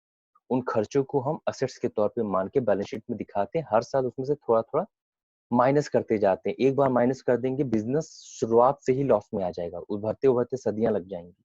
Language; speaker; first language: Hindi; native; Hindi